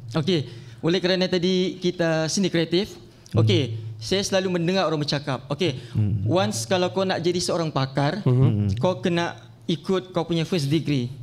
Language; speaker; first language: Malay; native; Malay